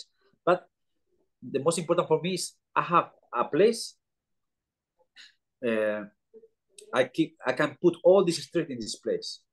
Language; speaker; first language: English; non-native, learner; Spanish